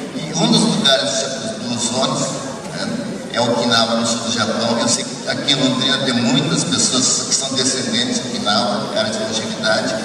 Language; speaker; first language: Portuguese; early bilingual, other home language; Japanese